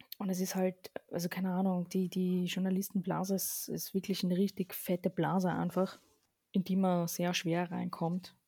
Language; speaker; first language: German; early bilingual, other home language; Arabic